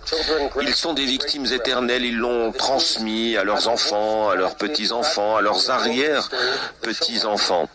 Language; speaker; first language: French; native; French